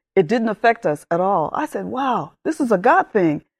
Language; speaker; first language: English; early bilingual, other home language; Spanish